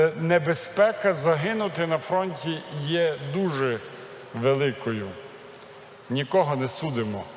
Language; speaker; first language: Ukrainian; native; Ukrainian